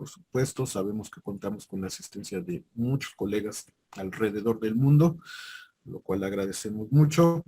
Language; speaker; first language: Spanish; native; Spanish